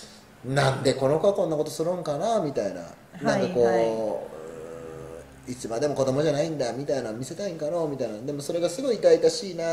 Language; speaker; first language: Japanese; native; Japanese